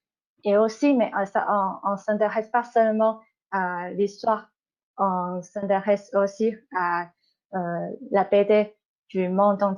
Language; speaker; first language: French; non-native, fluent; Chinese